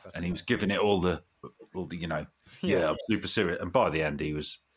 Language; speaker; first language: English; native; English